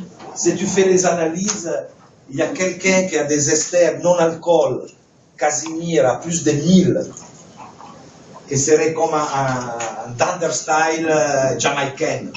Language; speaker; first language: French; non-native, fluent; Italian